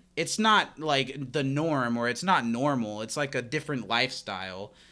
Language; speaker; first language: English; native; English